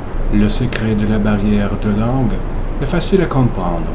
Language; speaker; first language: French; non-native, fluent; Russian